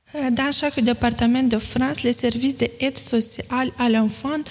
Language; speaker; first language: French; non-native, fluent; Romanian